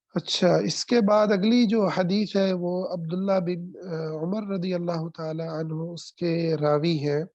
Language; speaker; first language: Urdu; non-native, local second language; Punjabi